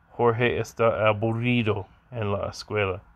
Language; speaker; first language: Spanish; non-native, learner; English